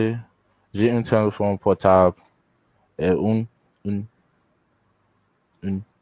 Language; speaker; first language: French; non-native, learner; English